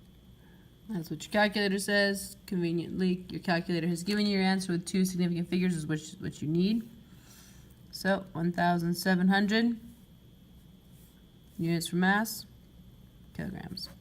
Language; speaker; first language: English; native; English